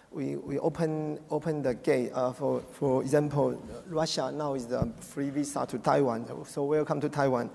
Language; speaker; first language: English; non-native, learner; Chinese